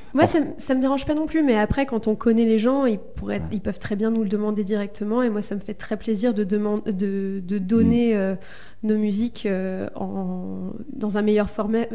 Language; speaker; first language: French; early bilingual, other home language; Spanish